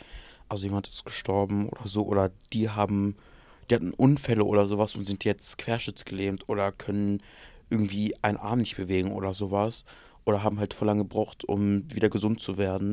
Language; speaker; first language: German; early bilingual, other home language; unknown